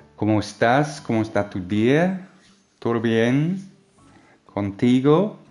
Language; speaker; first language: Spanish; non-native, learner; English